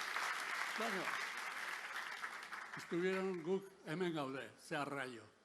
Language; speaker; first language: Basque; non-native, local second language; Spanish